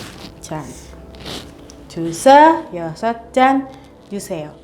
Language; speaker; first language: Korean; non-native, fluent; Indonesian